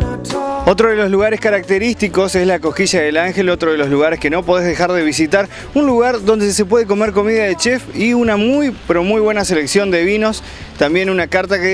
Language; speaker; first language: Spanish; native; Spanish